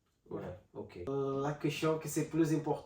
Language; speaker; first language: French; non-native, learner; Portuguese